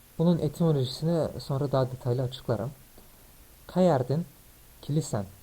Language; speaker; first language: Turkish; native; Turkish